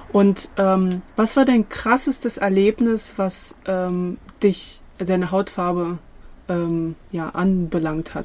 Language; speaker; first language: German; early bilingual, other home language; Latvian